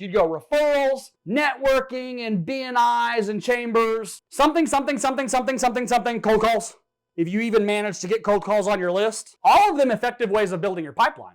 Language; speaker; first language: English; native; English